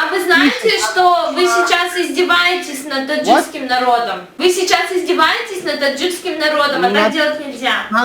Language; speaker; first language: Russian; native; Russian